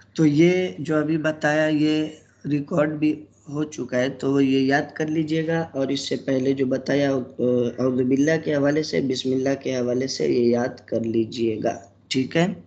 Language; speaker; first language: Urdu; native; Urdu